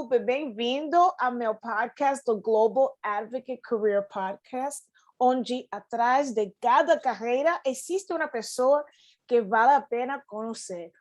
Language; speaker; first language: Portuguese; non-native, fluent; Spanish